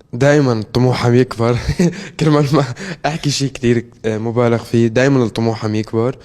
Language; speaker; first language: Arabic; native; Arabic